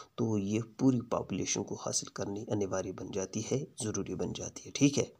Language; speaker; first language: Urdu; non-native, local second language; Kashmiri